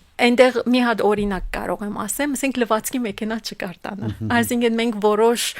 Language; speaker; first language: Armenian; early bilingual, heritage; Armenian